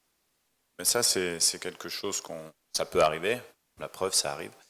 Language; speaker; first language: French; native; French